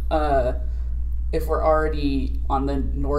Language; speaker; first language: English; native; English